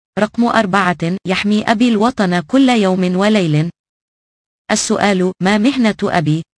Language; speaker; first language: Arabic; non-native, fluent; Indonesian